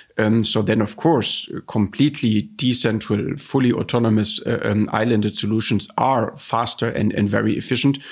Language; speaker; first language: English; non-native, fluent; German